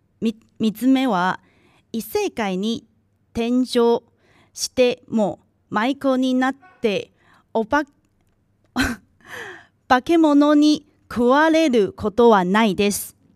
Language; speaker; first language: Japanese; non-native, local second language; Chinese